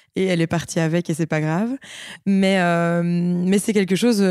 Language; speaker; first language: French; native; French